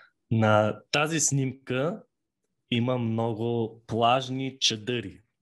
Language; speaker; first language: Bulgarian; native; Bulgarian